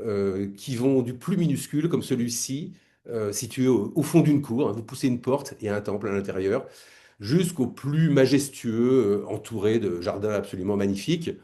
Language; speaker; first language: French; native; French